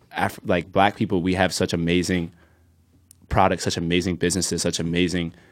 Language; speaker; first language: English; native; English